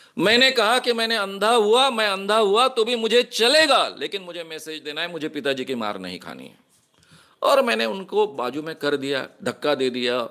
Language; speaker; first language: Hindi; non-native, local second language; Marathi